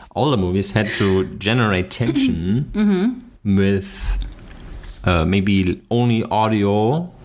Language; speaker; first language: English; non-native, fluent; German